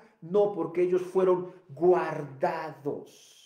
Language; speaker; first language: Spanish; native; Spanish